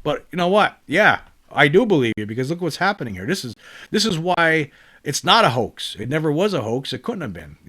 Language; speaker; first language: English; native; English